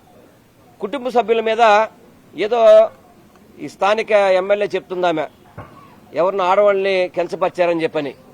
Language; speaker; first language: Telugu; native; Telugu